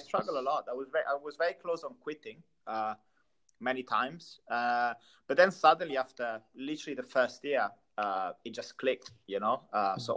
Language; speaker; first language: English; non-native, fluent; Italian